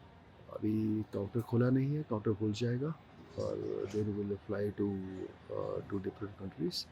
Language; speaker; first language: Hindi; non-native, local second language; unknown